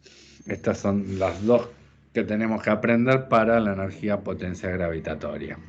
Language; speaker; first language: Spanish; native; Spanish